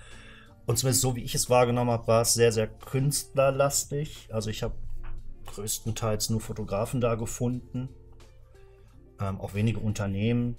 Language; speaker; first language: German; native; German